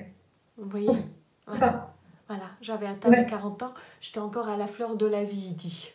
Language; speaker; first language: French; native; French